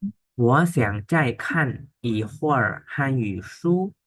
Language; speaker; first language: Chinese; non-native, fluent; Khmer